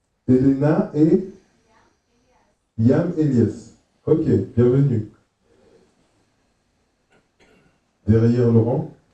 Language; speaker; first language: French; native; French